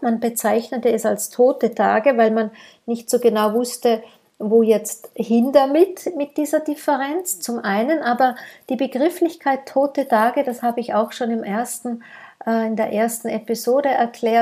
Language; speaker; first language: German; native; German